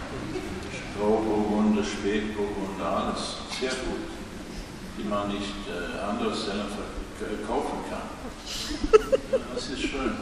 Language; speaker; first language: German; non-native, learner; Swedish